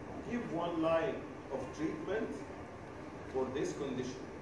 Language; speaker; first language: English; non-native, fluent; Arabic